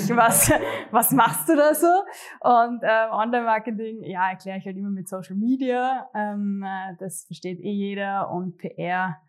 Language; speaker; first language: German; native; German